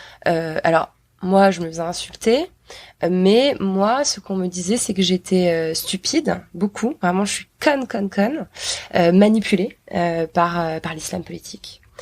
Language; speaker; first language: French; native; French